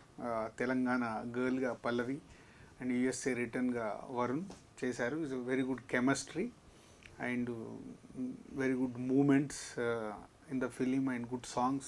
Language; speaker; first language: Telugu; native; Telugu